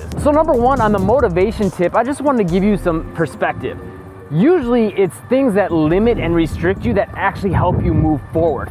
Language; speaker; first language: English; native; English